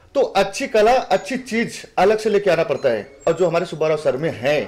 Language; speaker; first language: Hindi; native; Hindi